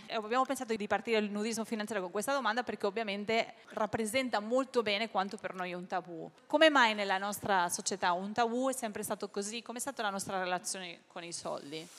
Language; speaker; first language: Italian; non-native, fluent; Spanish